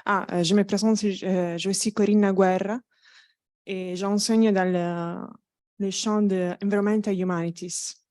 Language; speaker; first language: French; non-native, fluent; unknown